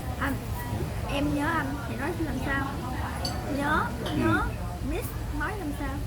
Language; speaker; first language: Vietnamese; non-native, learner; Korean